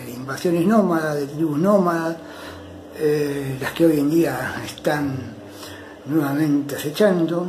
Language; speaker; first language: Spanish; native; Spanish